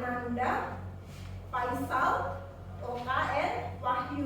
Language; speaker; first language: English; non-native, fluent; Indonesian